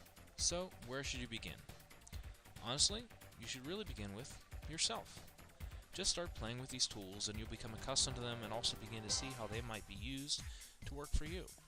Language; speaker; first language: English; native; English